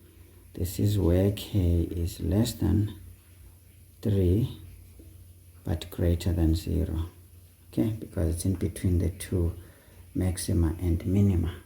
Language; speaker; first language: English; non-native, local second language; Xhosa